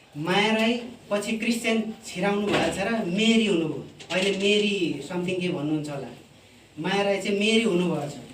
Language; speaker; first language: Nepali; non-native, local second language; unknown